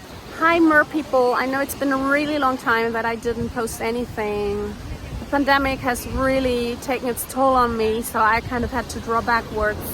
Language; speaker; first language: English; non-native, fluent; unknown